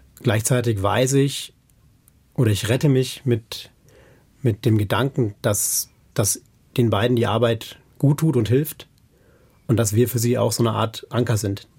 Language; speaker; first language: German; native; German